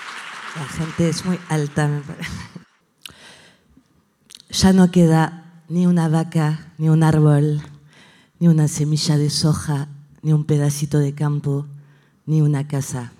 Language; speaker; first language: Spanish; non-native, fluent; French